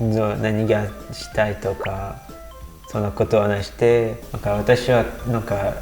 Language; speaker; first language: Japanese; non-native, learner; French